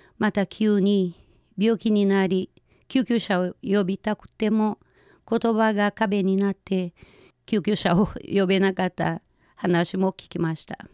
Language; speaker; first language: Japanese; non-native, fluent; Portuguese